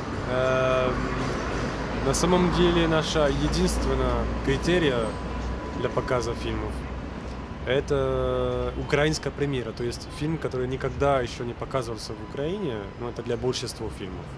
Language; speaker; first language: Russian; non-native, fluent; French